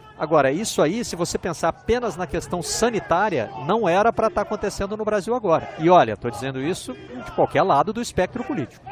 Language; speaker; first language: Portuguese; native; Portuguese